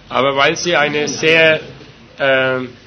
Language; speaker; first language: German; native; German